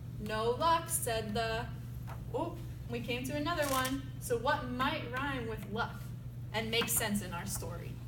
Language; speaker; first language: English; native; English